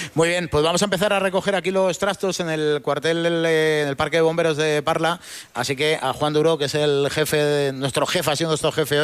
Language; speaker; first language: Spanish; native; Spanish